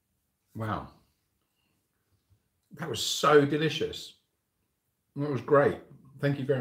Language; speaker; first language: English; native; English